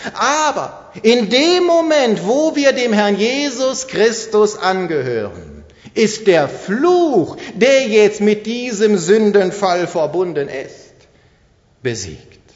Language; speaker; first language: German; native; German